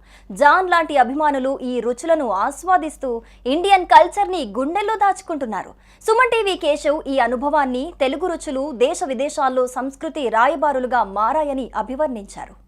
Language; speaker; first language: Telugu; native; Telugu